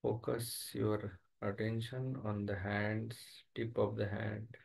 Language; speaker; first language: English; non-native, local second language; Marathi